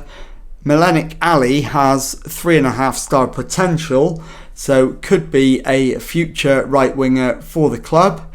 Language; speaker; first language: English; native; English